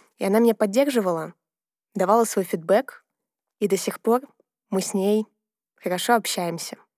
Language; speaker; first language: Russian; native; Russian